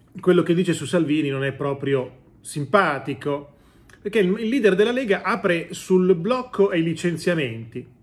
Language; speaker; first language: Italian; native; Italian